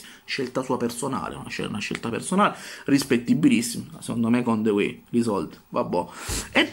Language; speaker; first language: Italian; native; Italian